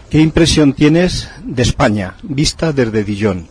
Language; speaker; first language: Spanish; native; Spanish